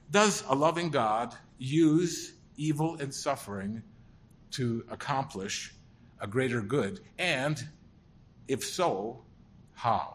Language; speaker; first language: English; native; English